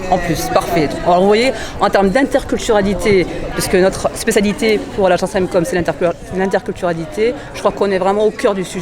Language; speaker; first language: French; native; French